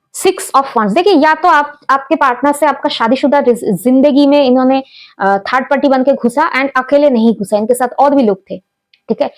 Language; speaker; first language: Hindi; non-native, local second language; Bangla